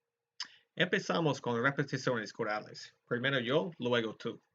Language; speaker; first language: Spanish; non-native, fluent; English